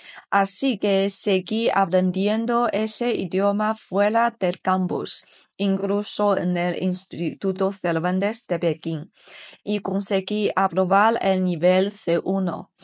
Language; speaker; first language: Spanish; non-native, fluent; Chinese